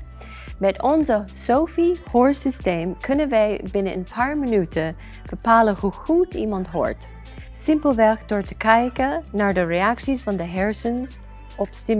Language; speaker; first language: Dutch; non-native, learner; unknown